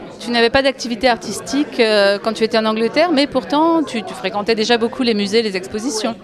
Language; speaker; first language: French; native; French